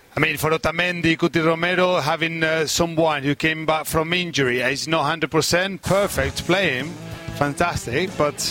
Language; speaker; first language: English; non-native, fluent; Spanish